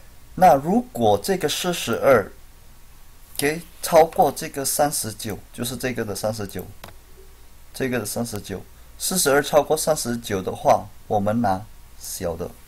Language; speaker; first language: Chinese; non-native, fluent; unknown